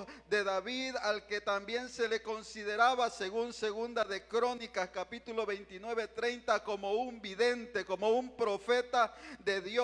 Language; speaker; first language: Spanish; native; Spanish